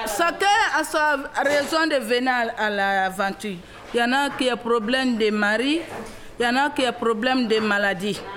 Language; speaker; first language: French; non-native, local second language; Bambara